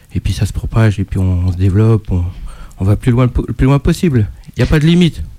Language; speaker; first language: French; native; French